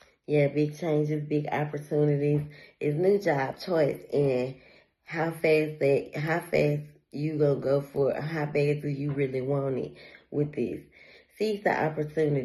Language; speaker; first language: English; native; English